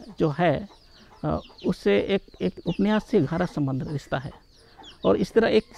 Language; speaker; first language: Hindi; non-native, local second language; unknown